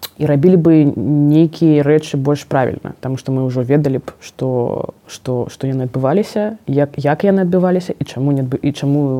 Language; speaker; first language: Belarusian; non-native, local second language; Russian